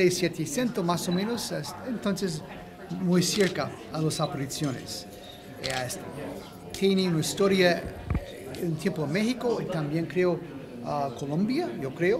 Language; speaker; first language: Spanish; non-native, fluent; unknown